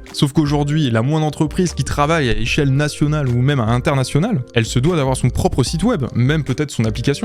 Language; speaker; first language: French; native; French